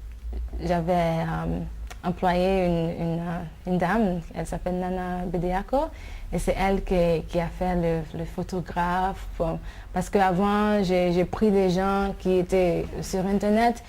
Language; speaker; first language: French; non-native, fluent; English